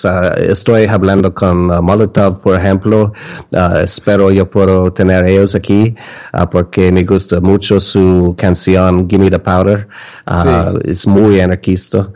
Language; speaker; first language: Spanish; non-native, learner; English